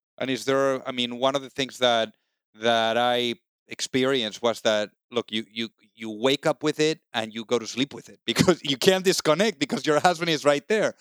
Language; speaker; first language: English; non-native, fluent; Spanish